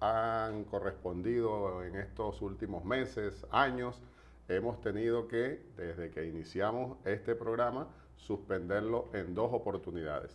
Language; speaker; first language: Spanish; native; Spanish